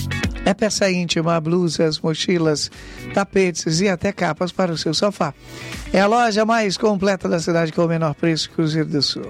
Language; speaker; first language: Portuguese; native; Portuguese